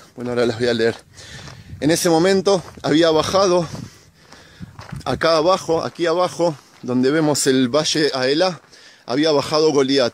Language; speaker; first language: Spanish; native; Spanish